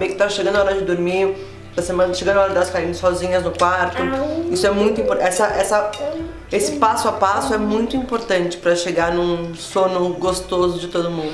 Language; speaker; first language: Portuguese; native; Portuguese